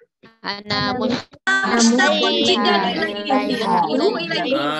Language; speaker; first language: Arabic; non-native, learner; Indonesian